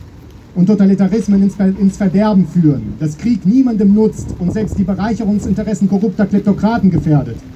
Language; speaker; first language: German; native; German